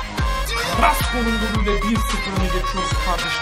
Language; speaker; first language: Turkish; native; Turkish